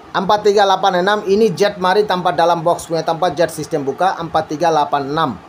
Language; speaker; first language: Malay; non-native, learner; Bangla